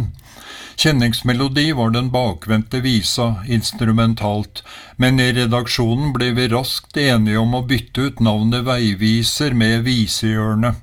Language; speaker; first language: Norwegian; native; Norwegian